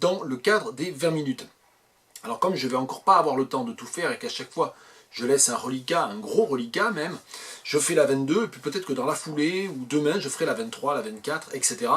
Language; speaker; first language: French; native; French